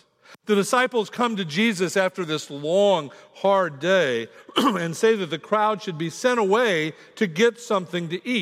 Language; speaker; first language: English; native; English